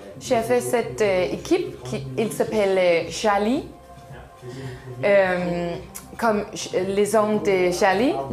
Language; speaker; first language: French; non-native, learner; Danish